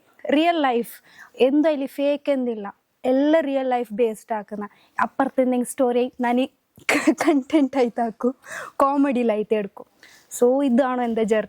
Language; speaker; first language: Malayalam; non-native, local second language; Hindi